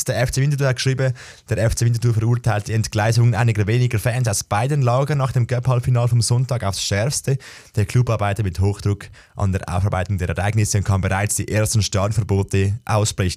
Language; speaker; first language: German; native; German